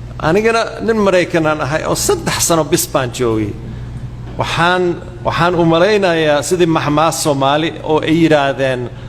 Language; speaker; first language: Somali; non-native, fluent; English